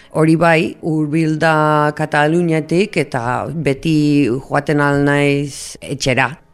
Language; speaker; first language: Basque; non-native, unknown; English